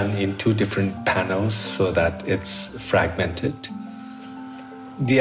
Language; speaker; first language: English; non-native, local second language; Sherpa